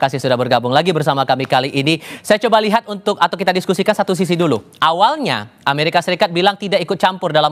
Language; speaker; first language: Indonesian; native; Indonesian